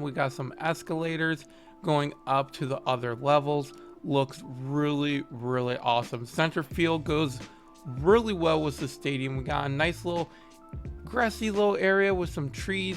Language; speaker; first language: English; native; English